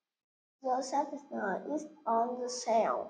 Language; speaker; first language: English; non-native, learner; Vietnamese